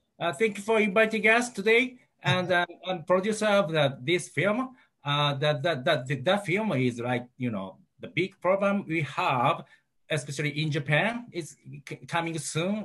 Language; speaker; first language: English; non-native, learner; Japanese